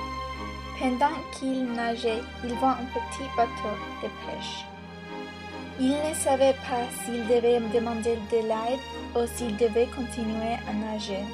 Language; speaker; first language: French; non-native, learner; English